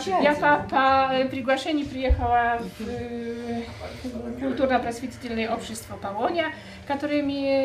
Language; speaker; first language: Russian; non-native, fluent; Polish